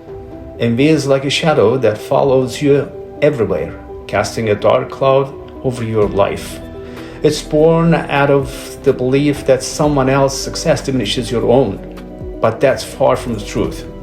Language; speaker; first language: English; non-native, fluent; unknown